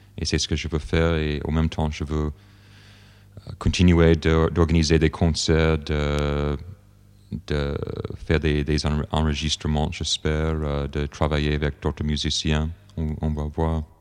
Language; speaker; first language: French; non-native, fluent; English